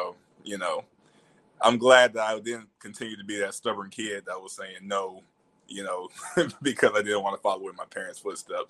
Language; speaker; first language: English; native; English